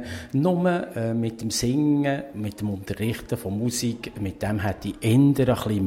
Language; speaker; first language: German; native; German